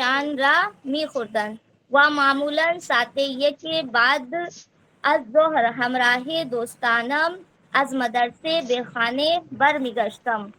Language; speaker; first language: Persian; non-native, learner; Urdu